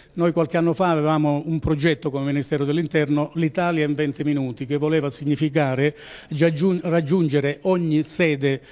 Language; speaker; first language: Italian; native; Italian